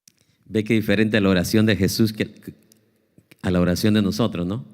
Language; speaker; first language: Spanish; native; Spanish